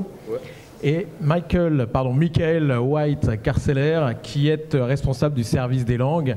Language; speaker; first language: French; native; French